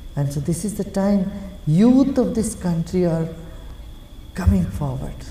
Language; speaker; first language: English; non-native, local second language; Telugu